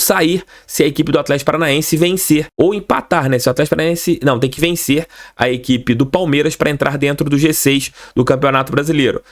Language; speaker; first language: Portuguese; native; Portuguese